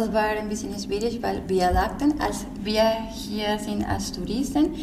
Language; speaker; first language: German; non-native, learner; Spanish